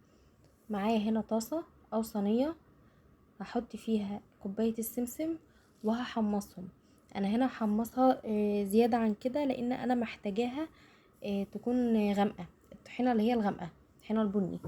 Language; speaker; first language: Arabic; native; Arabic